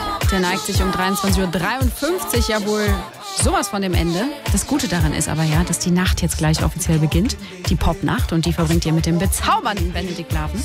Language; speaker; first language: German; native; German